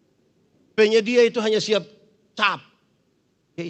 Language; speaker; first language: Malay; native; Malay